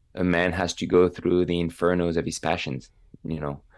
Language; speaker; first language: English; non-native, fluent; French